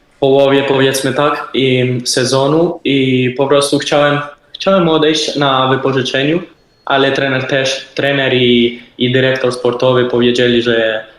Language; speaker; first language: Polish; early bilingual, heritage; Polish